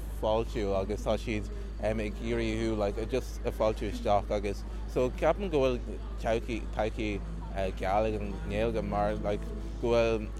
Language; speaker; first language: Irish; non-native, local second language; English